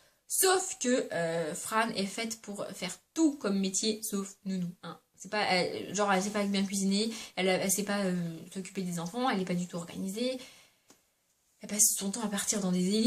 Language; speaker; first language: French; native; French